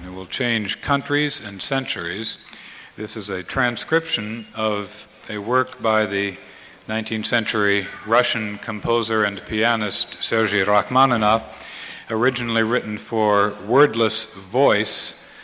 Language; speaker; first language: English; native; English